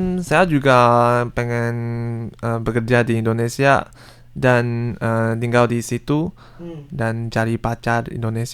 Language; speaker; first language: Indonesian; non-native, learner; Chinese